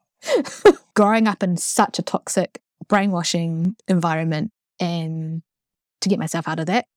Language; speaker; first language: English; native; English